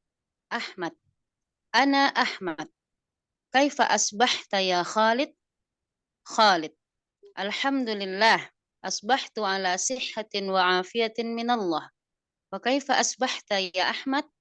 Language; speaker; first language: Arabic; non-native, learner; Indonesian